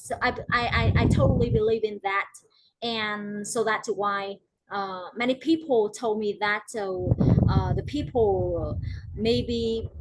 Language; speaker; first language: English; non-native, learner; Vietnamese